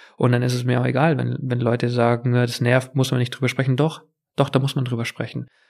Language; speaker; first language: German; native; German